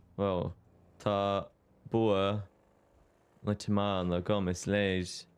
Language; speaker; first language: Irish; native; Irish